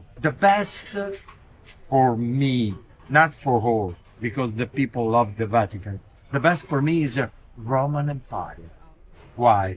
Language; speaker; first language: English; non-native, learner; Italian